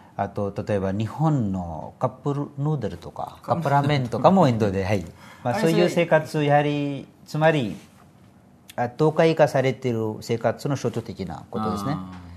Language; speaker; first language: Japanese; non-native, fluent; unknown